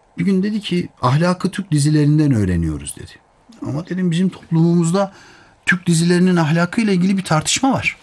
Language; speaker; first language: Turkish; native; Turkish